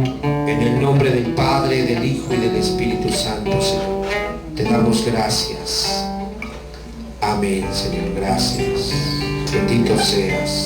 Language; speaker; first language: Spanish; native; Spanish